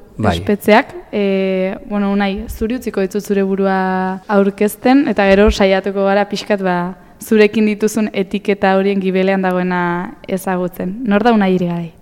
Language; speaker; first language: Basque; native; Basque